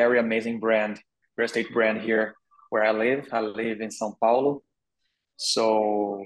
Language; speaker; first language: English; non-native, learner; Portuguese